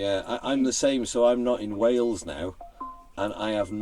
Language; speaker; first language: English; native; English